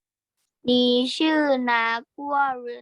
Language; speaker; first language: Chinese; non-native, learner; Lao